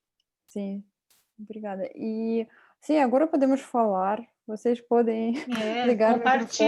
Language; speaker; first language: Portuguese; non-native, fluent; Russian